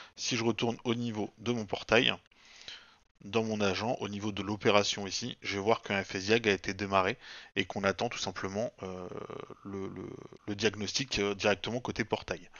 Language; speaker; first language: French; native; French